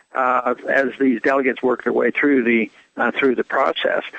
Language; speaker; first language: English; native; English